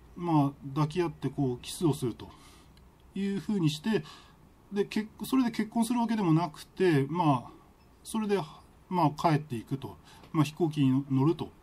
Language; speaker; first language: Japanese; native; Japanese